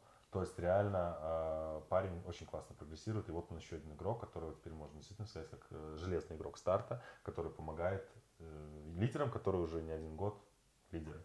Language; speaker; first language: Russian; native; Russian